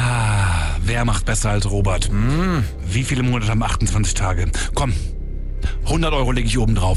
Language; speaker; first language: German; native; German